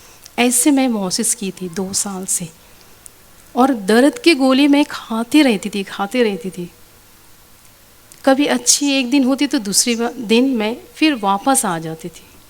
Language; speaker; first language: Hindi; non-native, local second language; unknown